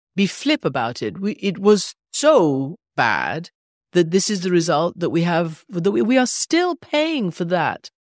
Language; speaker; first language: English; early bilingual, other home language; Persian